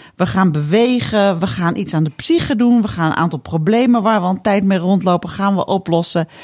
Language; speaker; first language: Dutch; early bilingual, other home language; Indonesian